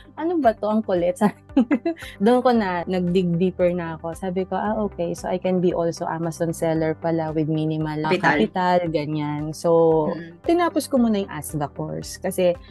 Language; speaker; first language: Filipino; native; Filipino